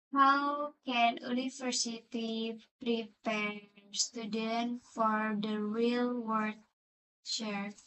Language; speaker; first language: English; non-native, learner; Indonesian